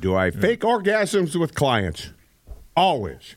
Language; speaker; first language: English; native; English